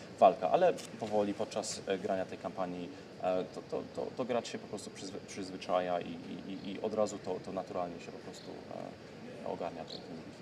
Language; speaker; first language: Polish; early bilingual, heritage; Polish